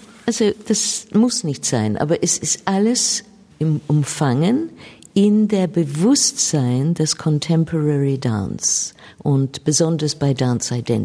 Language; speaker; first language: German; non-native, fluent; English